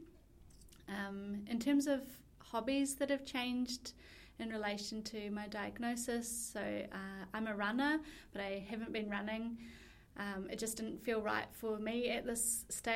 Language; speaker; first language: English; native; English